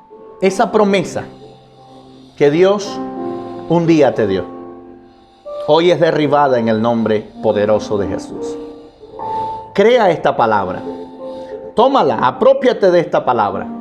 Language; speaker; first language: Spanish; native; Spanish